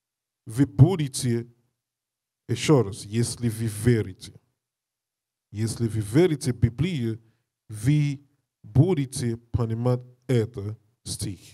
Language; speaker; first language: Russian; non-native, learner; English